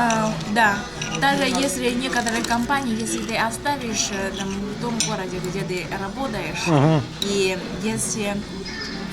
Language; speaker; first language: Russian; non-native, learner; Chinese